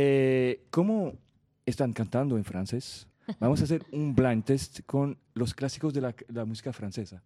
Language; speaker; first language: Spanish; non-native, fluent; French